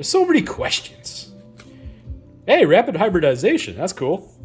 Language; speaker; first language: English; native; English